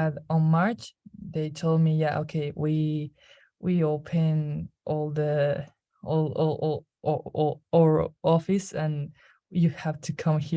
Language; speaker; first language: English; non-native, learner; Spanish